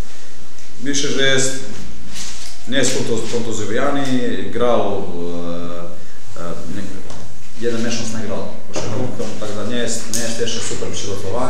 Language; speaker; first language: Polish; non-native, learner; Slovenian